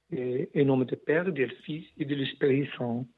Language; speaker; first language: French; non-native, learner; Portuguese